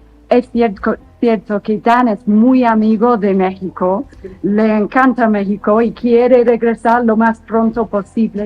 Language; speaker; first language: Spanish; non-native, fluent; English